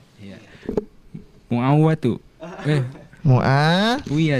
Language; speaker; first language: Arabic; non-native, learner; Indonesian